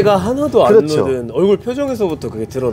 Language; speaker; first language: Korean; native; Korean